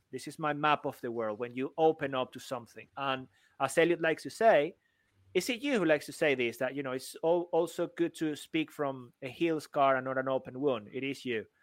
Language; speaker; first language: English; non-native, fluent; Spanish